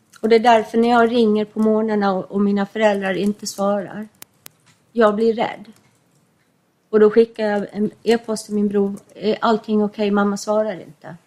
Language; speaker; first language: Swedish; non-native, fluent; English